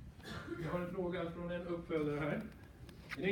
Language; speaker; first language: Swedish; native; Swedish